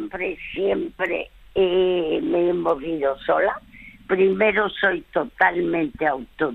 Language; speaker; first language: Spanish; early bilingual, other home language; French